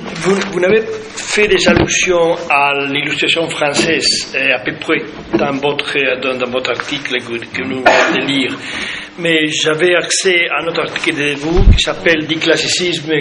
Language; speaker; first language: French; non-native, fluent; Spanish